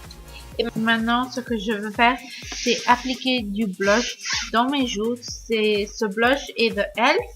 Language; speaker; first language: French; non-native, learner; Spanish